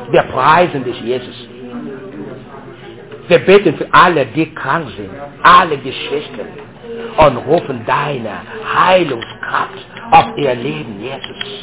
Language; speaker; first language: German; non-native, learner; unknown